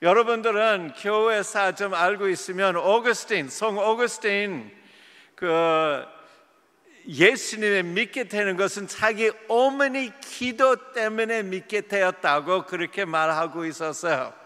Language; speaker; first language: Korean; non-native, fluent; English